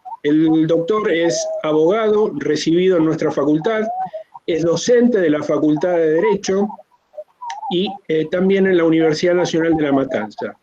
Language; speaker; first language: Spanish; native; Spanish